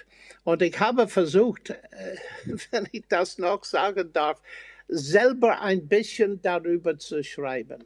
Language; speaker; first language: German; non-native, fluent; English